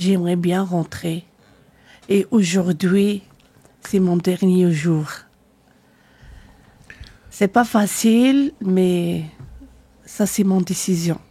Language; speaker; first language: French; non-native, learner; Arabic